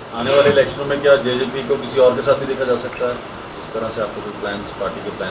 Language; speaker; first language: Hindi; native; Hindi